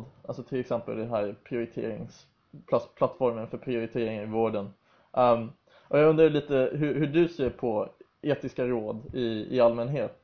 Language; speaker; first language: Swedish; native; Swedish